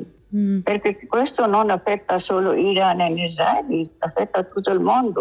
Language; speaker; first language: Italian; non-native, learner; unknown